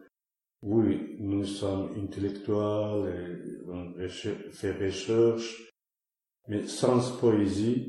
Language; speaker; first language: French; non-native, learner; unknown